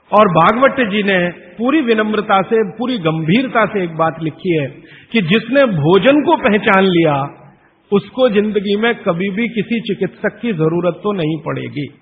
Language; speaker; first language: Hindi; native; Hindi